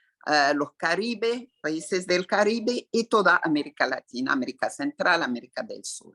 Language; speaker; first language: Spanish; non-native, fluent; Arabic